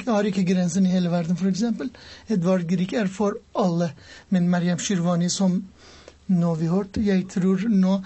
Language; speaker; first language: Norwegian; non-native, learner; Persian